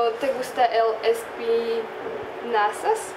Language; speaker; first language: Spanish; non-native, learner; Slovak